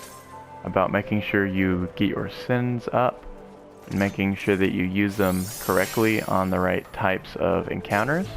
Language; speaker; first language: English; native; English